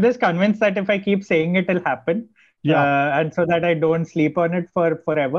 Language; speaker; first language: English; non-native, local second language; Gujarati